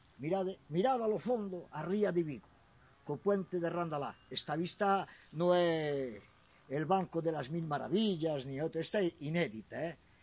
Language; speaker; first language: Galician; native; Galician